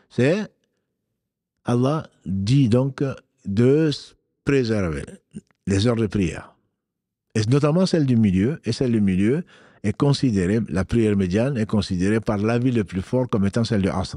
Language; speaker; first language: French; native; French